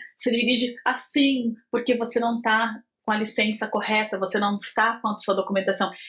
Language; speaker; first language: Portuguese; native; Portuguese